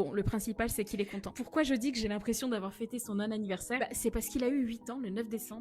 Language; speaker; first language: French; native; French